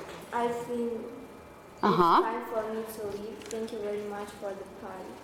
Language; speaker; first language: English; non-native, learner; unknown